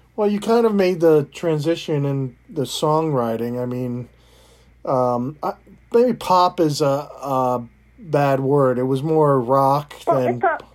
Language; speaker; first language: English; native; English